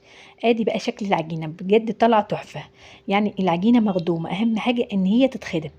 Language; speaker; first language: Arabic; native; Arabic